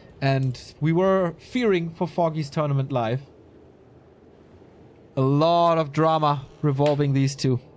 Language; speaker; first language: English; non-native, fluent; German